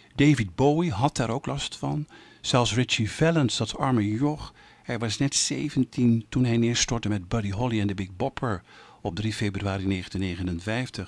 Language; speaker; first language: Dutch; native; Dutch